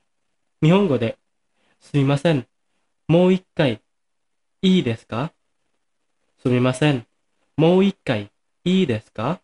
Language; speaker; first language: Japanese; non-native, fluent; Indonesian